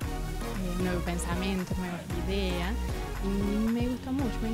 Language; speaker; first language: Spanish; non-native, fluent; Portuguese